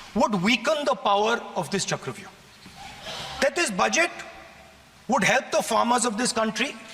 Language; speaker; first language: English; non-native, local second language; Hindi